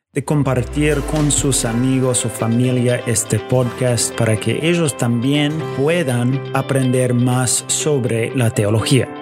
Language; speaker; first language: Spanish; non-native, fluent; English